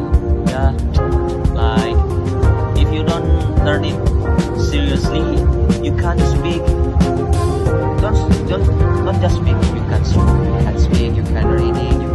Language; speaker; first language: English; non-native, fluent; Indonesian